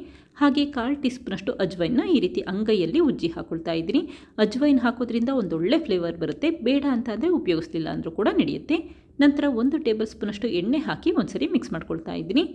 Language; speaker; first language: Kannada; native; Kannada